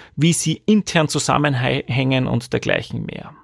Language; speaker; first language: German; native; German